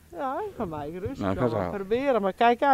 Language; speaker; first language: Dutch; native; Dutch